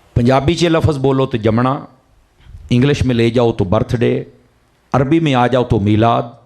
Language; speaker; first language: Urdu; non-native, local second language; Punjabi